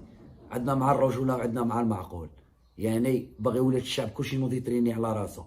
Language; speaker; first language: Arabic; native; Arabic